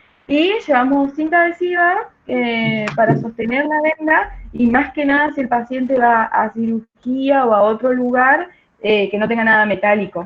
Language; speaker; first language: Spanish; native; Spanish